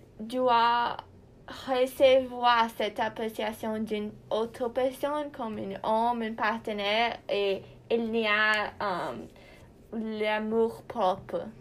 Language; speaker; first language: French; non-native, learner; Portuguese